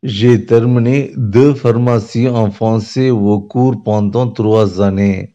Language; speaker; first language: French; non-native, learner; Tamil